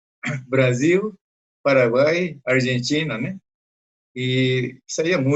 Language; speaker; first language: Portuguese; non-native, fluent; Japanese